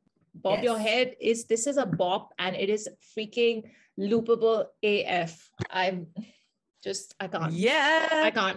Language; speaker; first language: English; non-native, local second language; Hindi